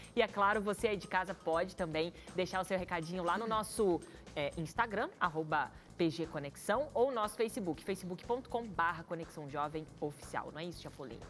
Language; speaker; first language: Portuguese; native; Portuguese